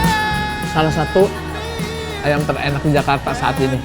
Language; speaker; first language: Indonesian; native; Indonesian